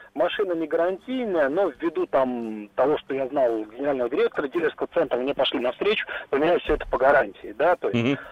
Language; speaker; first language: Russian; native; Russian